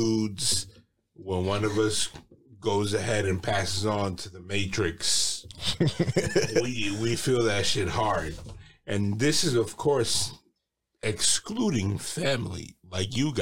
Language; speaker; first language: English; native; English